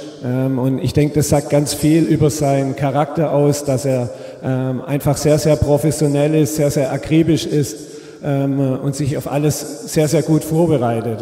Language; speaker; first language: German; native; German